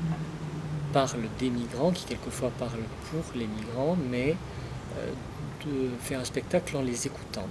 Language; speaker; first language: French; native; French